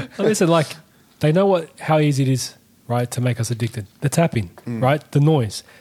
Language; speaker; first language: English; native; English